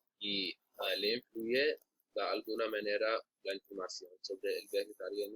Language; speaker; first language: Spanish; non-native, learner; English